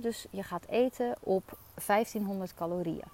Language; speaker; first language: Dutch; native; Dutch